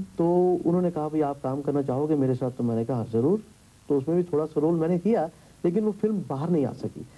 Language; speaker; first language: Hindi; early bilingual, heritage; Hindi